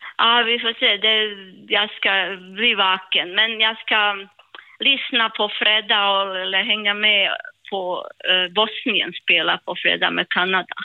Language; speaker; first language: Swedish; non-native, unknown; Bosnian